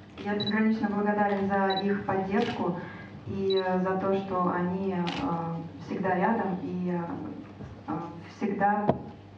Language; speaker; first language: Russian; native; Russian